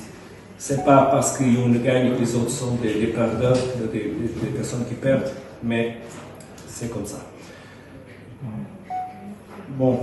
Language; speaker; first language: French; non-native, fluent; Portuguese